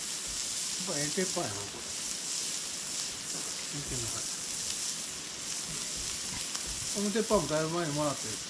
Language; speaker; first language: Japanese; native; Japanese